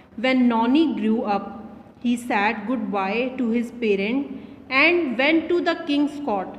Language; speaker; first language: English; non-native, local second language; Hindi